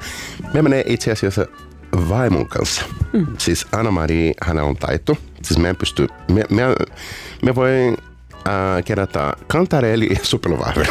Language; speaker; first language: Finnish; non-native, fluent; Portuguese